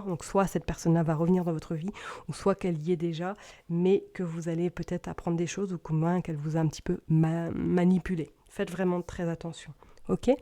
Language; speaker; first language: French; native; French